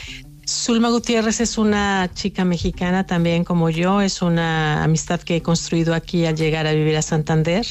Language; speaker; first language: Spanish; native; Spanish